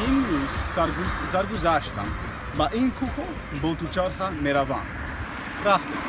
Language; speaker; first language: Persian; non-native, fluent; English